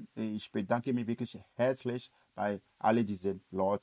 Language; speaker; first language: German; non-native, fluent; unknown